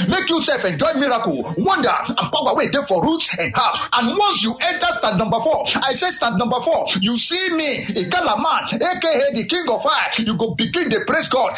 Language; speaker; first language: Nigerian Pidgin; native; Nigerian Pidgin